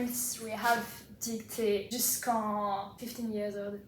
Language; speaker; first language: French; native; French